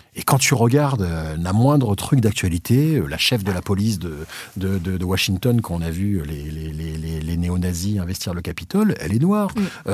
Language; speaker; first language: French; native; French